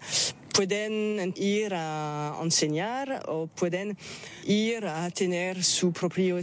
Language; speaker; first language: Spanish; non-native, fluent; French